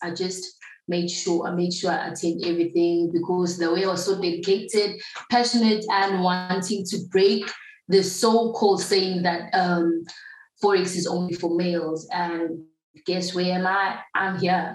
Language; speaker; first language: English; non-native, local second language; Zulu